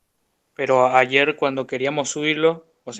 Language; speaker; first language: Spanish; native; Spanish